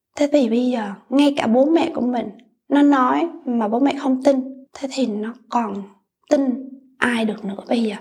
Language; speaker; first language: Vietnamese; native; Vietnamese